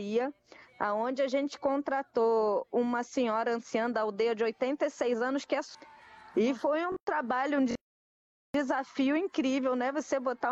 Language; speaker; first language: Portuguese; native; Portuguese